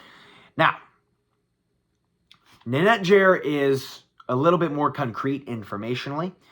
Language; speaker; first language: English; native; English